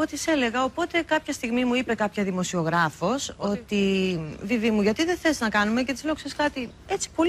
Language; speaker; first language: Greek; native; Greek